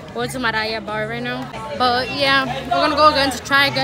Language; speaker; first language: English; early bilingual, other home language; Spanish